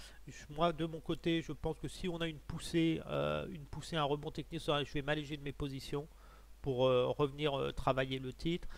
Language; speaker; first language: French; native; French